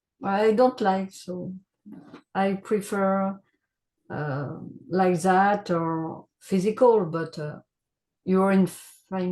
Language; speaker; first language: English; non-native, learner; French